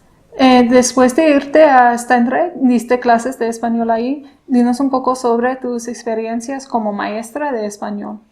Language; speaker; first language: Spanish; non-native, fluent; English